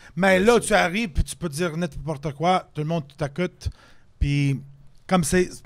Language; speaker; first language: French; non-native, fluent; English